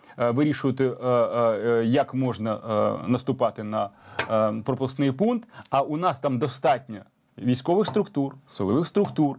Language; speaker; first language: Ukrainian; native; Ukrainian